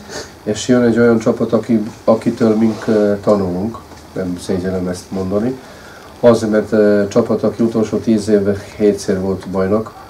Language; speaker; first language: Hungarian; non-native, fluent; Serbian